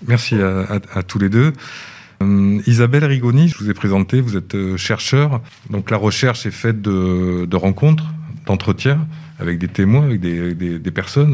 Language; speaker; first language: French; native; French